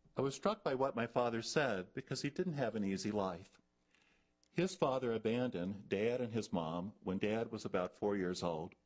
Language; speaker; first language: English; native; English